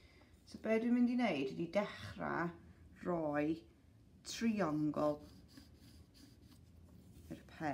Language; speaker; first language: Welsh; non-native, local second language; English